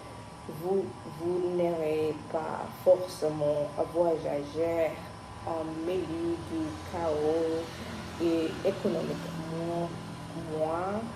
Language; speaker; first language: French; non-native, learner; Spanish